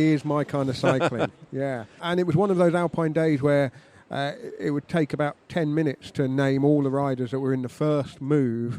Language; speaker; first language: English; native; English